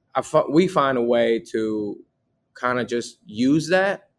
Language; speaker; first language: English; early bilingual, other home language; Vietnamese